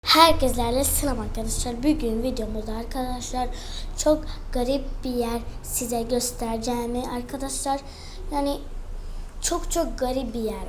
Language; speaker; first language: Turkish; early bilingual, heritage; Turkish